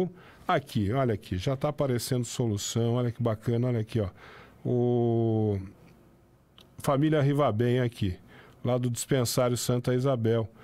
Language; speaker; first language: Portuguese; native; Portuguese